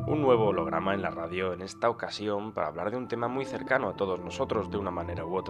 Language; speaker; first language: Spanish; native; Spanish